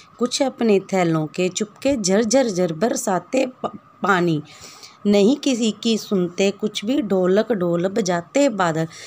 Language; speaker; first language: Hindi; native; Hindi